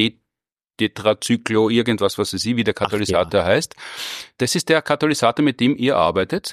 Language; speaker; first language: German; native; German